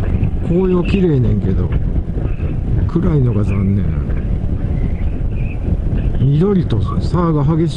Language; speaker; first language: Japanese; native; Japanese